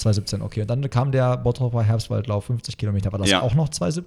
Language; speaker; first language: German; native; German